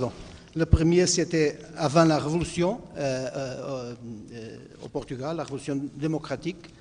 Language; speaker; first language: French; non-native, fluent; Portuguese